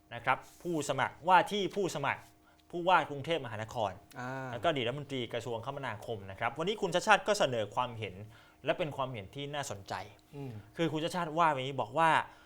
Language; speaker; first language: Thai; native; Thai